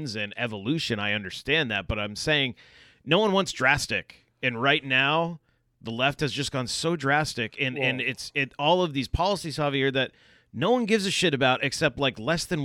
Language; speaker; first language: English; native; English